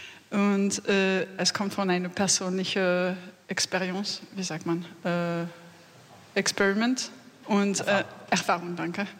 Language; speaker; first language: German; non-native, learner; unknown